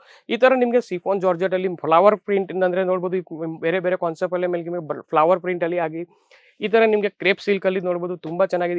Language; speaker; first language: Kannada; non-native, local second language; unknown